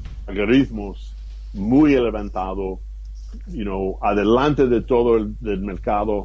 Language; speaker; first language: Spanish; non-native, fluent; English